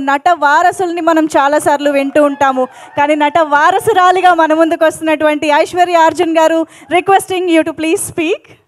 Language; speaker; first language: Telugu; native; Telugu